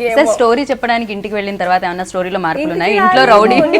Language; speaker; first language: Telugu; native; Telugu